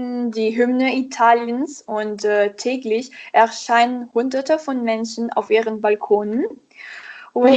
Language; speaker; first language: German; non-native, learner; Italian